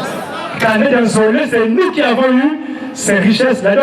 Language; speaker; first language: French; non-native, local second language; Lingala